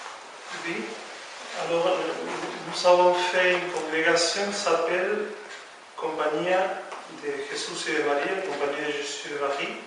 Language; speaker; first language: French; non-native, fluent; Spanish